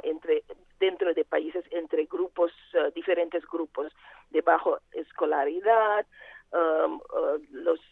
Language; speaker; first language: Spanish; non-native, fluent; Portuguese